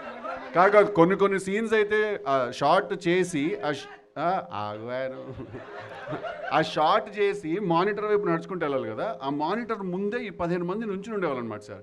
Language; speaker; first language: Telugu; native; Telugu